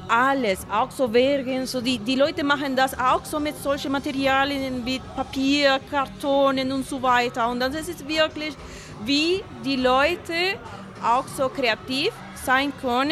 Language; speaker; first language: German; non-native, fluent; Spanish